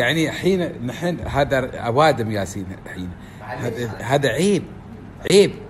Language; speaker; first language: Arabic; native; Arabic